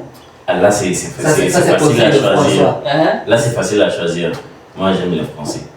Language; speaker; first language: French; non-native, learner; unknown